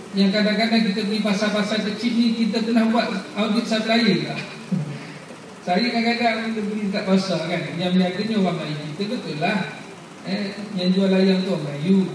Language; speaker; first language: Malay; native; Malay